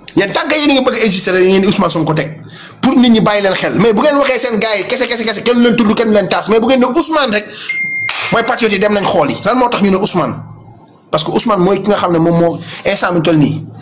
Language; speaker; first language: Wolof; non-native, local second language; Fula